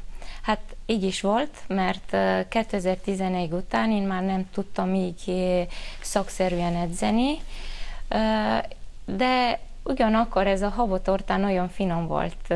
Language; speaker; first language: Hungarian; non-native, fluent; Romanian